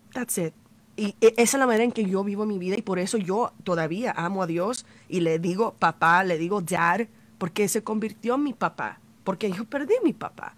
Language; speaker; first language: Spanish; early bilingual, heritage; Spanish